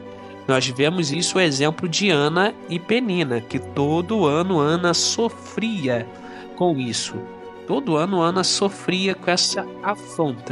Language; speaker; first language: Portuguese; native; Portuguese